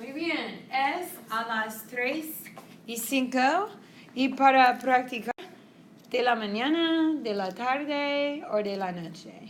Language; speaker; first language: Spanish; non-native, fluent; English